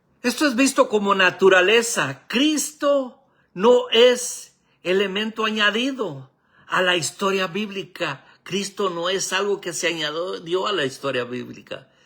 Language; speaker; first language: Spanish; native; Spanish